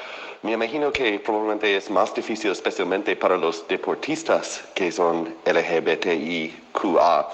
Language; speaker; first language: Spanish; non-native, fluent; English